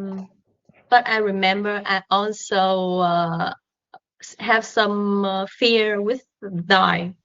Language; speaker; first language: English; non-native, learner; Vietnamese